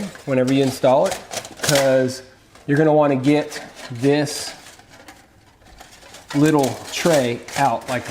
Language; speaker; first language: English; native; English